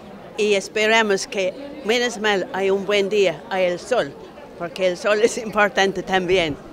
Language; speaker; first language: Spanish; non-native, fluent; English